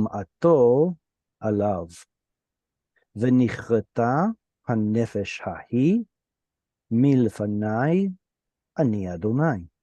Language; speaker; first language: Hebrew; non-native, fluent; English